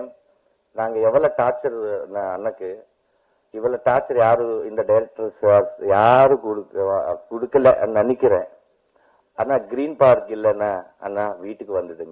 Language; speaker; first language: Tamil; non-native, learner; Telugu